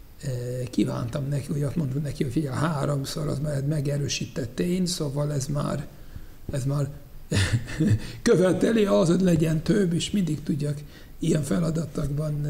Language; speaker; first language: Hungarian; non-native, fluent; English